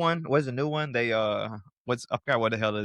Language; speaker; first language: English; native; English